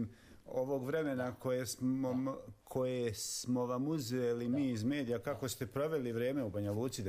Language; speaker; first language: Serbian; native; Serbian